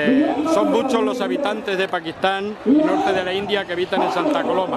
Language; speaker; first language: Spanish; native; Spanish